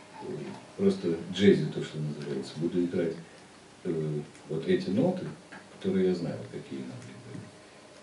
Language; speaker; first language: Russian; native; Russian